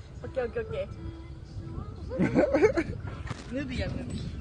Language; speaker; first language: Korean; non-native, learner; Japanese